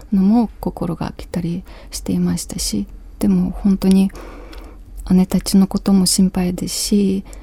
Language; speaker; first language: Japanese; non-native, fluent; Ukrainian